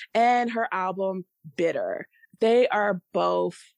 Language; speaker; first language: English; native; English